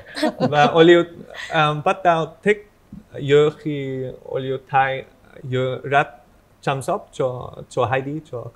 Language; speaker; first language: Vietnamese; non-native, learner; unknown